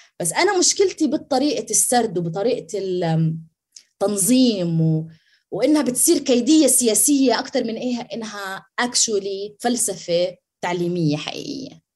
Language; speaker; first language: Arabic; native; Arabic